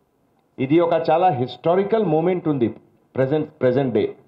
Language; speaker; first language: Telugu; non-native, local second language; Hindi